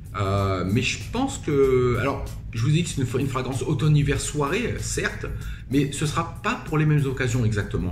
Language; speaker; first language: French; native; French